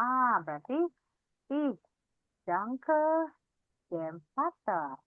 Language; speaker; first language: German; non-native, fluent; Indonesian